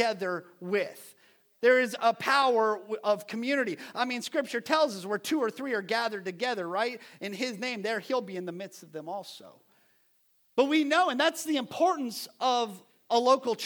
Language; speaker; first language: English; native; English